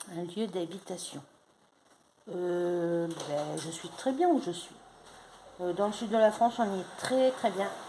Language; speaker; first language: French; non-native, fluent; Spanish